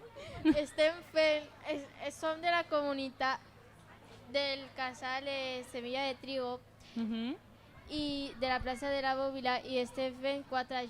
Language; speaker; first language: Catalan; non-native, local second language; Spanish